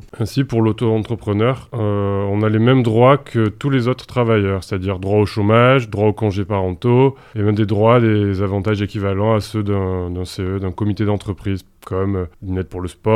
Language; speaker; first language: French; native; French